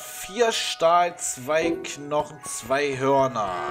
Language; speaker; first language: German; native; German